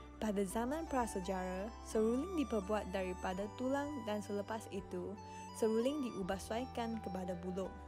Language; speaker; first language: Malay; non-native, local second language; Chinese